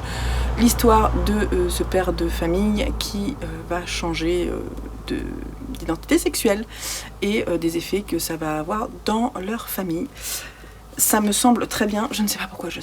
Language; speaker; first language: French; native; French